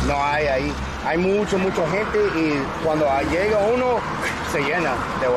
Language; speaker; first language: Spanish; non-native, learner; English